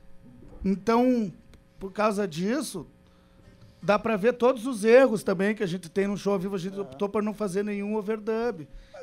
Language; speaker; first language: Portuguese; native; Portuguese